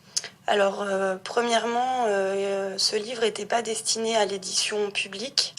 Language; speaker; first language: French; native; French